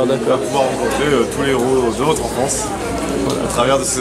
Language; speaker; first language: French; native; French